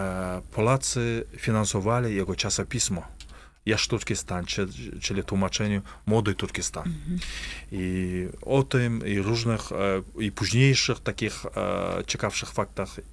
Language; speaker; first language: Polish; non-native, fluent; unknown